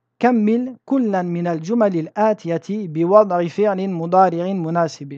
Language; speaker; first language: Arabic; non-native, fluent; French